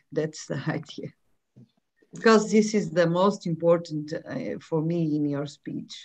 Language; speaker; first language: English; non-native, fluent; Portuguese